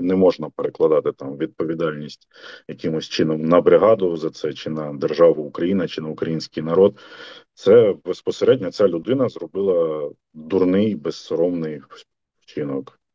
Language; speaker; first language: Ukrainian; native; Ukrainian